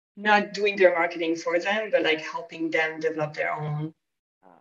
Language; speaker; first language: English; non-native, fluent; French